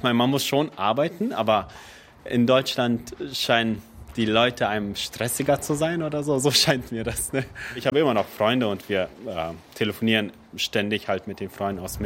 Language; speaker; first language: German; early bilingual, other home language; Russian